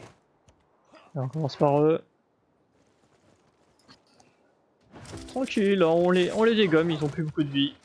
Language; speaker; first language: French; native; French